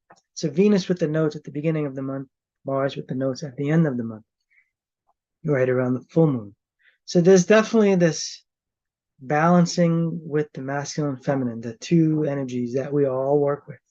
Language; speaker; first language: English; native; English